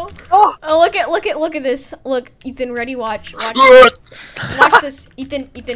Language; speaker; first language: English; native; English